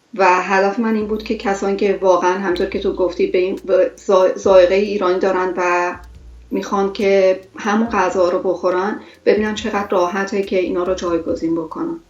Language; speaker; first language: Persian; non-native, local second language; Armenian